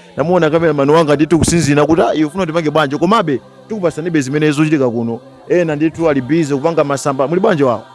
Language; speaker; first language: Nyanja; native; Nyanja